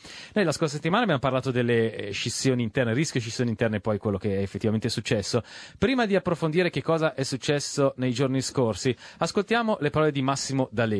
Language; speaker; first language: Italian; native; Italian